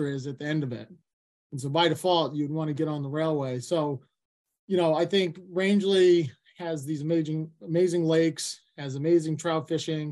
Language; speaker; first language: English; native; English